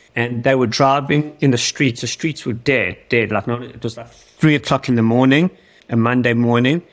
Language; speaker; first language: English; native; English